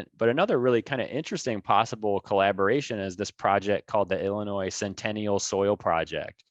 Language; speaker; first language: English; native; English